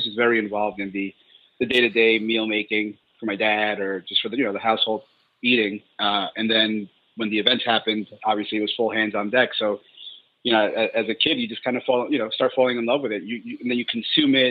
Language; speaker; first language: English; native; English